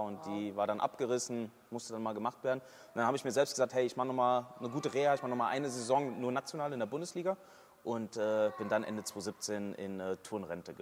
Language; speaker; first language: German; native; German